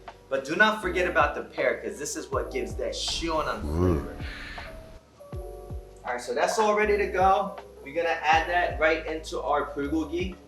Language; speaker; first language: English; native; English